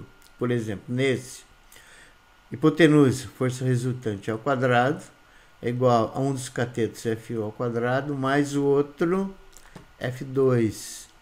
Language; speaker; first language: Portuguese; native; Portuguese